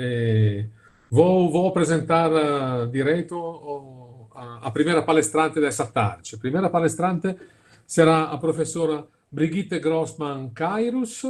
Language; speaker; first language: Portuguese; non-native, fluent; Italian